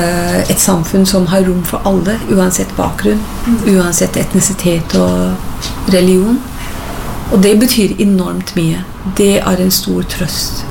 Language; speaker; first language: Norwegian; non-native, fluent; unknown